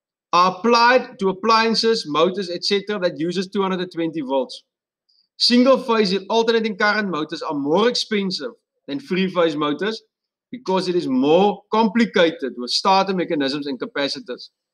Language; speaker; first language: English; non-native, local second language; Afrikaans